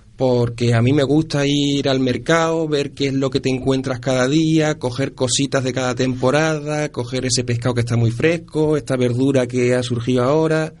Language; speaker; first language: Spanish; native; Spanish